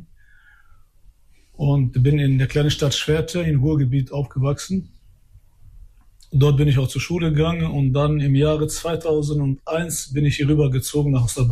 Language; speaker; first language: German; early bilingual, other home language; Albanian